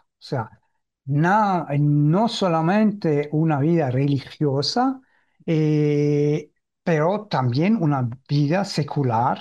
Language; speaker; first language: Spanish; early bilingual, heritage; Ladino